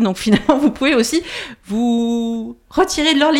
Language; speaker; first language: French; native; French